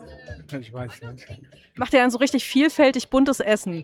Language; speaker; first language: German; native; German